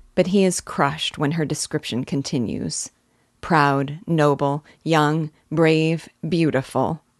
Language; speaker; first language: English; native; English